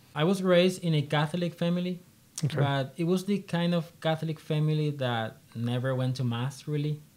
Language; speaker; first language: English; non-native, fluent; Spanish